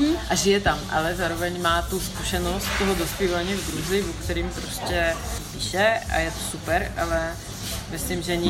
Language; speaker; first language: Czech; early bilingual, heritage; Czech